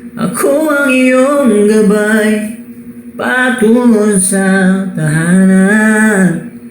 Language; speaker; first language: Filipino; non-native, local second language; Waray